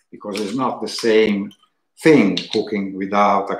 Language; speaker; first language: English; non-native, fluent; Italian